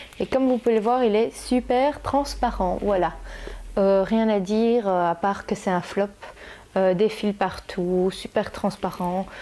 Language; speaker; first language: French; native; French